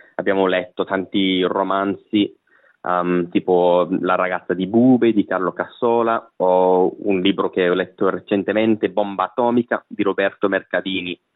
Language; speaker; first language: Italian; non-native, fluent; English